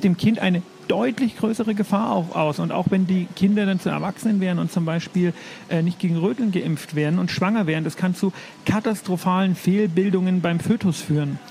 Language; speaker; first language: German; native; German